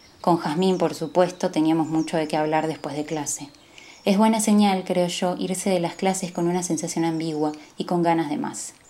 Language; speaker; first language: Spanish; native; Spanish